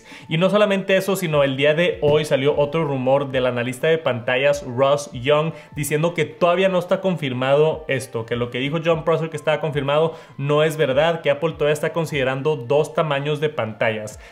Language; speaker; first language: Spanish; native; Spanish